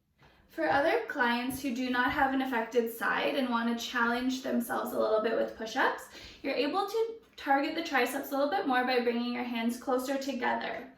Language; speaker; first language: English; native; English